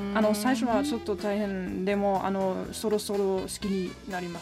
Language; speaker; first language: Japanese; non-native, learner; German